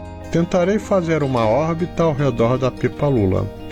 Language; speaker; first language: Portuguese; native; Portuguese